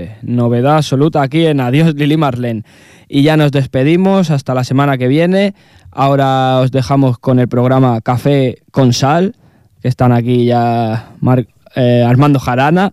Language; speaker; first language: Spanish; native; Spanish